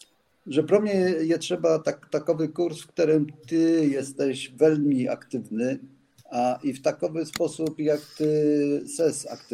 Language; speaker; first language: Czech; non-native, learner; Polish